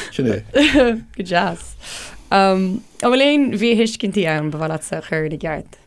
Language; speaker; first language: Irish; non-native, local second language; English